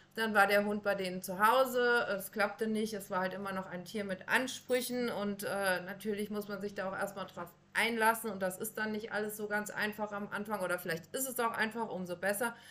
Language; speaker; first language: German; native; German